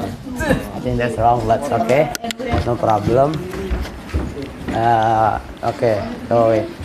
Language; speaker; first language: English; non-native, learner; Indonesian